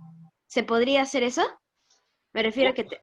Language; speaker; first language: Spanish; native; Spanish